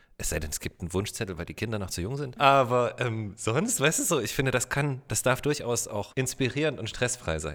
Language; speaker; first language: German; native; German